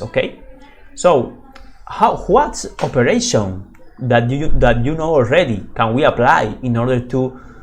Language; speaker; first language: English; non-native, fluent; Spanish